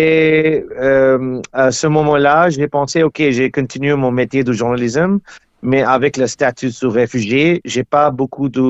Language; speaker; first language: French; non-native, learner; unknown